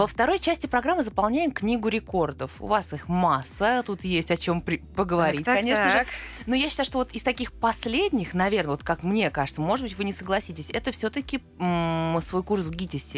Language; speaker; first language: Russian; native; Russian